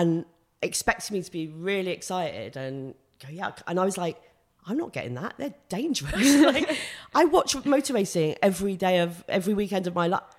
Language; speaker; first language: English; native; English